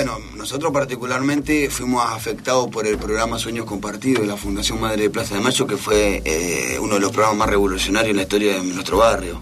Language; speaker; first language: Spanish; native; Spanish